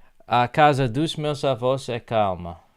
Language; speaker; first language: Portuguese; non-native, learner; English